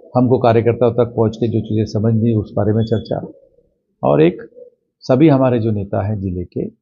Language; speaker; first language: Hindi; native; Hindi